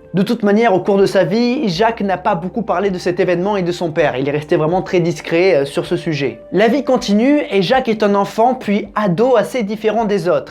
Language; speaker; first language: French; native; French